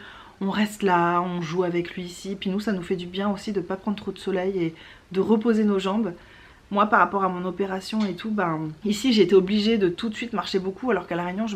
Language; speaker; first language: French; native; French